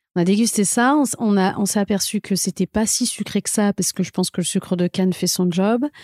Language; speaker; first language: French; native; French